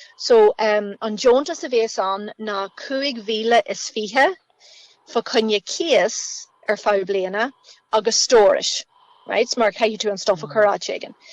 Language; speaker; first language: Irish; native; Irish